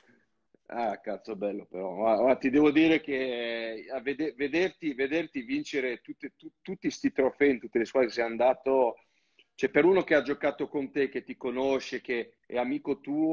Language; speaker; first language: Italian; non-native, fluent; French